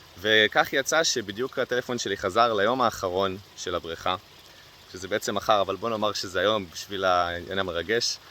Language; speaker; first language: Hebrew; native; Hebrew